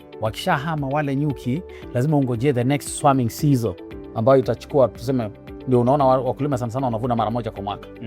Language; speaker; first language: Swahili; non-native, local second language; Kamba